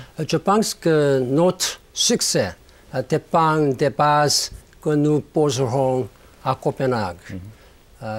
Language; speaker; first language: French; non-native, learner; Korean